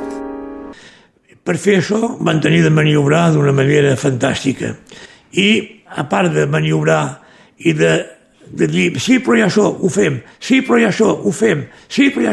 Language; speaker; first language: Catalan; native; Catalan